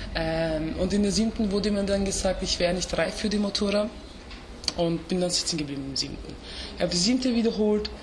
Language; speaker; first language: German; early bilingual, other home language; Turkish